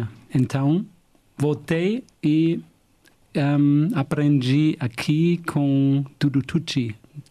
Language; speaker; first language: Portuguese; non-native, fluent; German